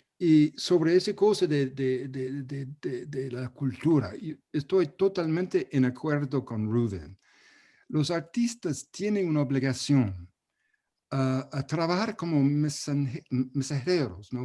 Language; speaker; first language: Spanish; non-native, fluent; English